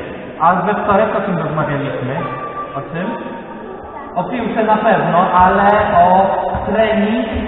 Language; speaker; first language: Polish; native; Polish